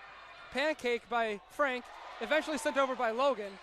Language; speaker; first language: English; native; English